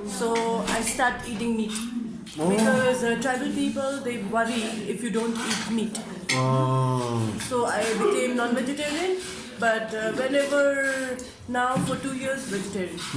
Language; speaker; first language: English; non-native, local second language; Hindi